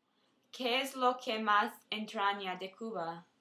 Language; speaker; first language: Spanish; non-native, learner; English